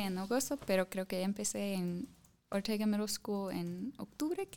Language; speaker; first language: Spanish; non-native, fluent; English